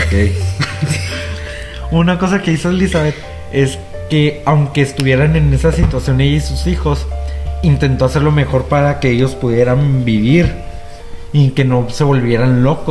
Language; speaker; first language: Spanish; native; Spanish